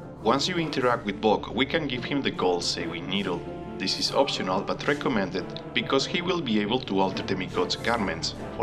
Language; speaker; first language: English; non-native, fluent; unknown